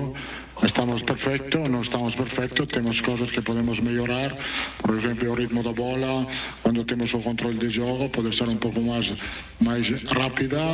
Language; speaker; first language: Portuguese; non-native, fluent; Italian